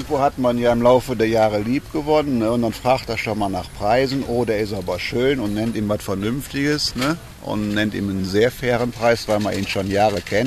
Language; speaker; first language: German; native; German